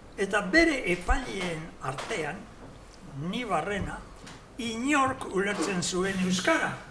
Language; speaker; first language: Basque; non-native, local second language; Spanish